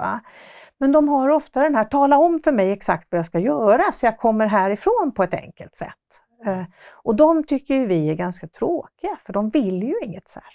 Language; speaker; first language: Swedish; native; Swedish